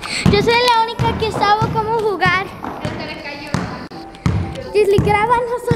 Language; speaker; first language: Spanish; early bilingual, heritage; Spanish